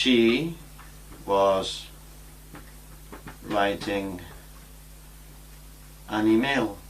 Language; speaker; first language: English; non-native, fluent; Spanish